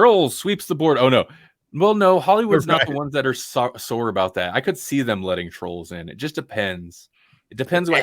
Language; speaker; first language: English; native; English